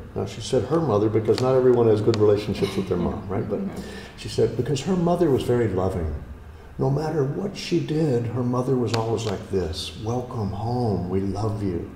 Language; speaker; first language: English; native; English